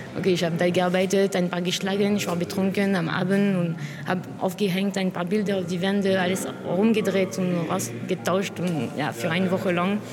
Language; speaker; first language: German; non-native, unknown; French